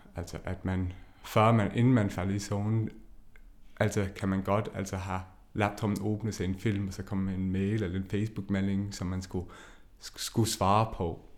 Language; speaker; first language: Danish; non-native, fluent; English